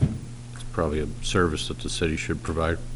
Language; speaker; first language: English; native; English